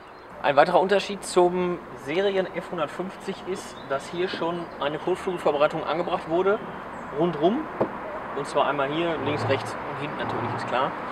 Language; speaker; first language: German; native; German